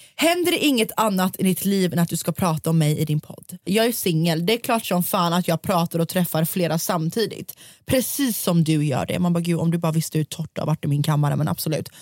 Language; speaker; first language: Swedish; native; Swedish